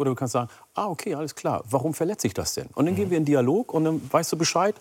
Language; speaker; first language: German; early bilingual, other home language; Oromo